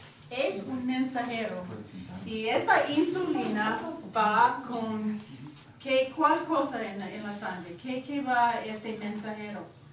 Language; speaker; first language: Spanish; non-native, fluent; English